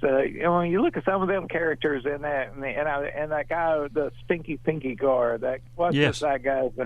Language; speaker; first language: English; native; English